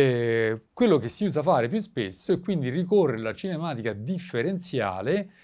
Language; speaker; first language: Italian; native; Italian